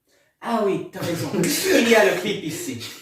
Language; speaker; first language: French; non-native, learner; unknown